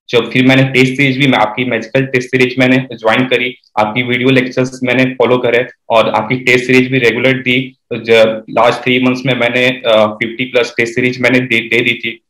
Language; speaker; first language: Hindi; native; Hindi